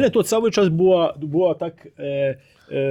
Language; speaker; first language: Polish; non-native, learner; Croatian